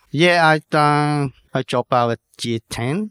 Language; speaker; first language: English; non-native, learner; Vietnamese